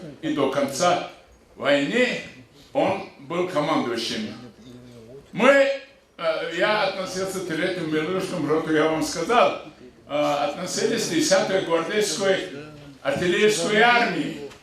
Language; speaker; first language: Russian; non-native, local second language; Avaric